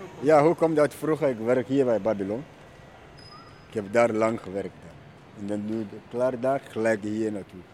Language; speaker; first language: Dutch; non-native, learner; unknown